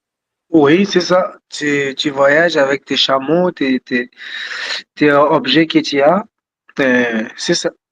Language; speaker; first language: French; non-native, local second language; Tamasheq